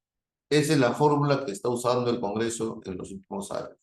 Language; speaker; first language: Spanish; native; Spanish